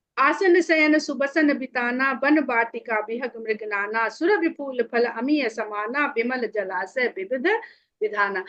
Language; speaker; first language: Hindi; native; Hindi